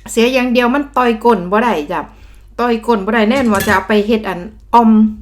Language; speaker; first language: Thai; native; Thai